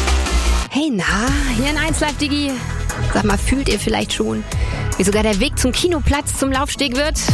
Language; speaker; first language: German; native; German